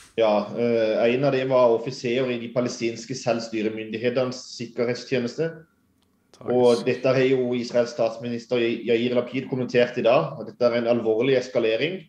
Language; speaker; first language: Norwegian; native; Norwegian